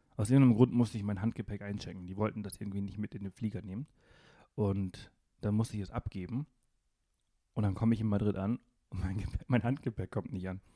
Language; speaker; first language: German; non-native, fluent; Spanish